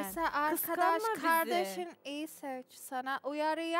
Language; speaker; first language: Turkish; non-native, learner; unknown